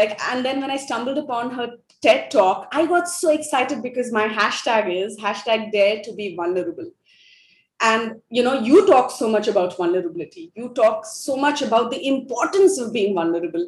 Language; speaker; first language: English; non-native, local second language; Hindi